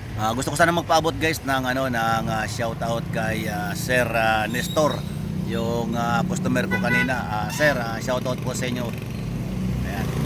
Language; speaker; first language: Filipino; native; Filipino